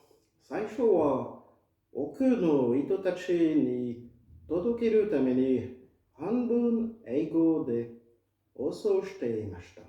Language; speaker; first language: Japanese; non-native, fluent; French